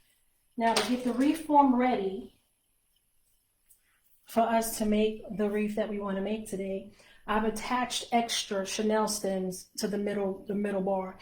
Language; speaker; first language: English; native; English